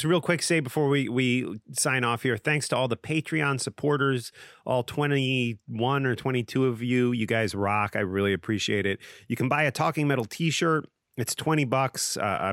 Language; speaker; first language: English; native; English